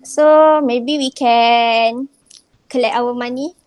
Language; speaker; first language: English; non-native, local second language; Malay